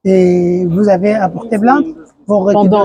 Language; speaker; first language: French; non-native, learner; Arabic